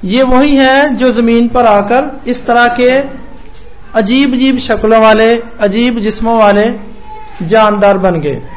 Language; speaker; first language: Urdu; non-native, local second language; Punjabi